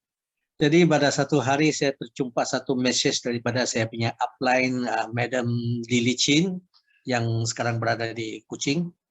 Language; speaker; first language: Indonesian; non-native, local second language; Chinese